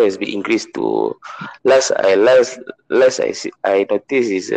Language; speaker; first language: English; non-native, local second language; Malay